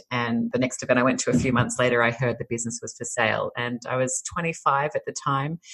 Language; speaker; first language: English; native; English